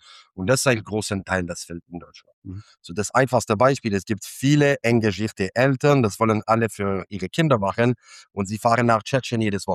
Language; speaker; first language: German; non-native, fluent; English